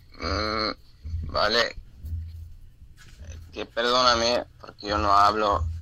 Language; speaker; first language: Spanish; non-native, learner; Arabic